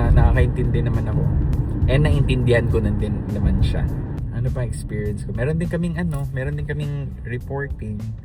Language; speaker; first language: Filipino; non-native, local second language; Cebuano